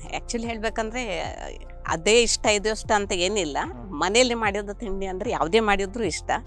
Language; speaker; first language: Kannada; non-native, local second language; Konkani